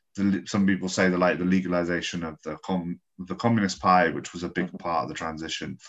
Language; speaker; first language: English; native; English